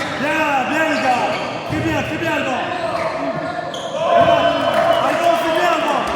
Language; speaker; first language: French; native; French